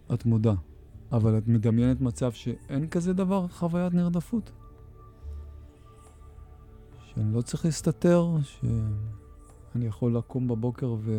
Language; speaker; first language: Hebrew; native; Hebrew